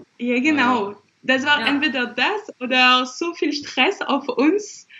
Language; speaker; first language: German; non-native, fluent; French